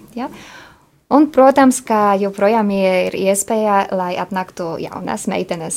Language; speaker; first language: Latvian; non-native, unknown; Polish